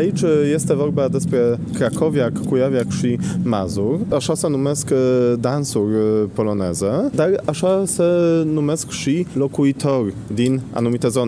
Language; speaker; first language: Romanian; non-native, fluent; Polish